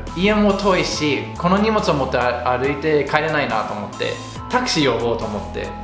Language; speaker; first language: Japanese; non-native, fluent; English